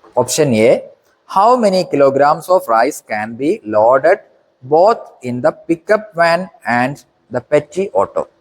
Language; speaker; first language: English; non-native, local second language; Malayalam